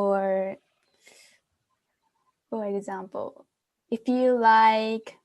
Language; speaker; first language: English; non-native, fluent; Japanese